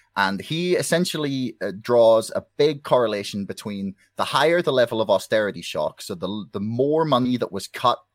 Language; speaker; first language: English; native; English